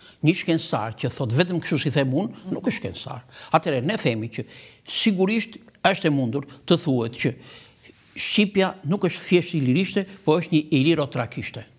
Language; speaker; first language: Albanian; native; Albanian